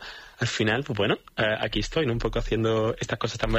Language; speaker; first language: Spanish; native; Spanish